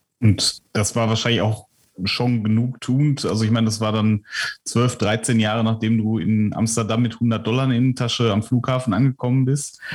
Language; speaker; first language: German; native; German